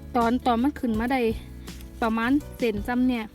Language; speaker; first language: Thai; non-native, local second language; Northeastern Thai